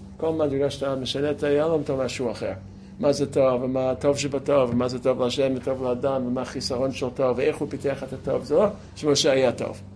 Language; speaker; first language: Hebrew; non-native, fluent; English